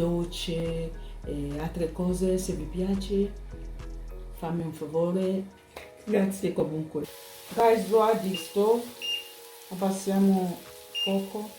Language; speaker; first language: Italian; non-native, learner; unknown